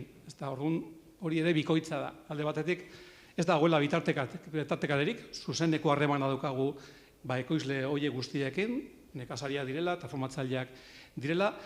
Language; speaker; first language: Basque; native; Basque